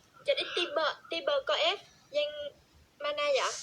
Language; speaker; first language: Indonesian; non-native, learner; Vietnamese